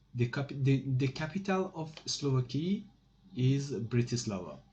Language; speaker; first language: English; non-native, fluent; Persian